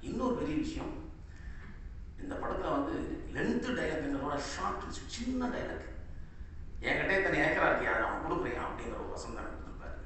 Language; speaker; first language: Tamil; native; Tamil